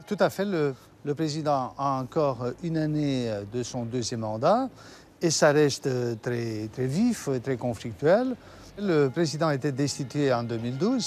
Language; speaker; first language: French; non-native, fluent; Romanian